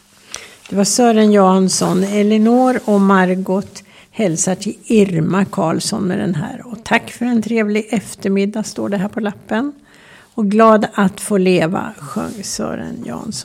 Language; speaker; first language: Swedish; native; Swedish